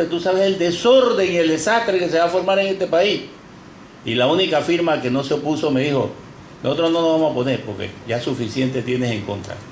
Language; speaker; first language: Spanish; native; Spanish